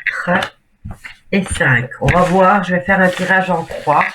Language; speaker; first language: French; native; French